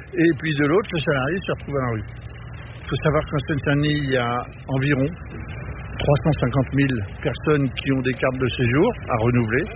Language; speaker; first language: French; native; French